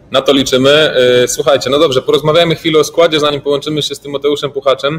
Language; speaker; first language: Polish; native; Polish